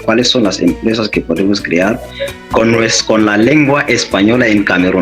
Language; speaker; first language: Spanish; non-native, fluent; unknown